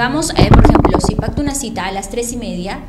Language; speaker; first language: Spanish; native; Spanish